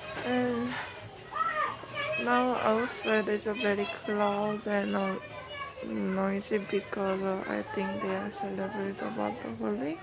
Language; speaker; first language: English; non-native, learner; Korean